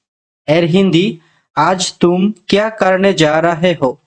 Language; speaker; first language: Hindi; non-native, fluent; Bangla